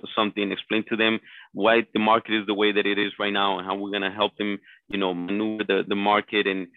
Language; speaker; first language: English; non-native, fluent; Spanish